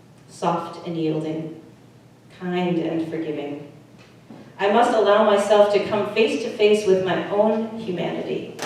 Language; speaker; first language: English; native; English